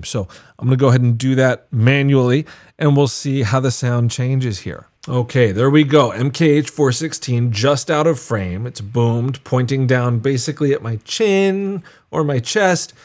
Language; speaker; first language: English; native; English